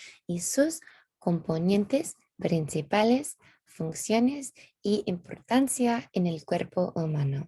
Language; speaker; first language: Spanish; non-native, fluent; English